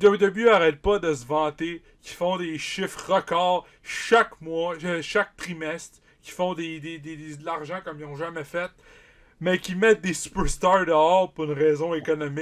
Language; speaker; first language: French; native; French